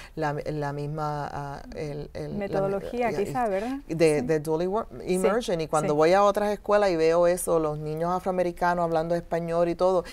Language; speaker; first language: Spanish; early bilingual, heritage; Spanish